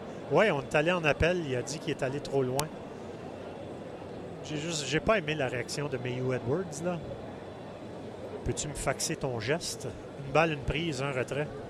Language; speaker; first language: French; native; French